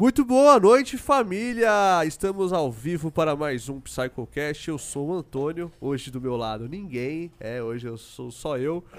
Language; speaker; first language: Portuguese; native; Portuguese